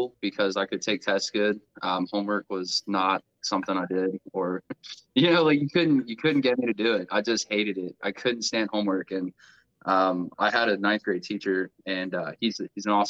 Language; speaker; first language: English; native; English